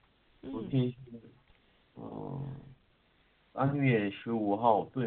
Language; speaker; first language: Chinese; non-native, learner; Korean